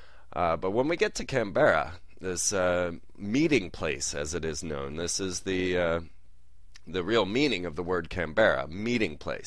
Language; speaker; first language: English; native; English